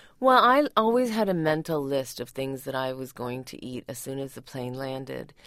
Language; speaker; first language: English; early bilingual, other home language; Tamil